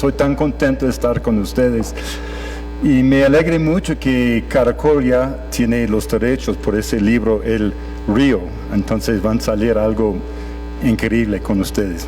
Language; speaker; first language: Spanish; non-native, fluent; English